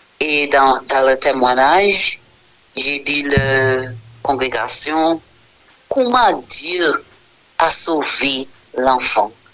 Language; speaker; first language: French; non-native, fluent; English